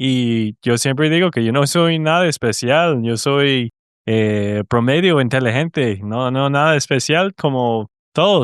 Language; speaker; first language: Spanish; non-native, fluent; English